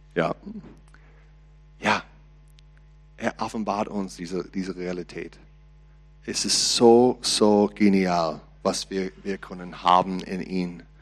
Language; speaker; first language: German; non-native, learner; English